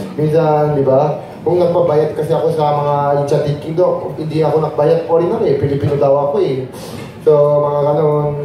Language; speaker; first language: Filipino; non-native, fluent; Korean